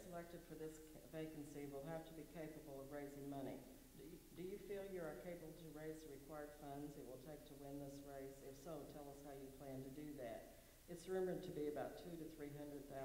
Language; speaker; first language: English; native; English